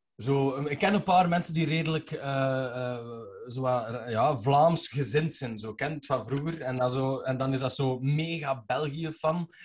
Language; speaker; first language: Dutch; native; Dutch